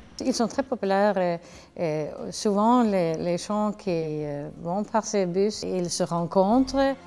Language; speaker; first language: French; non-native, fluent; Swedish